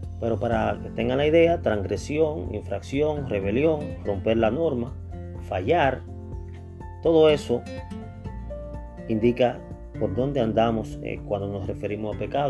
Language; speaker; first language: Spanish; native; Spanish